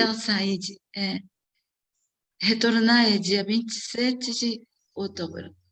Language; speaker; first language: Portuguese; non-native, learner; Japanese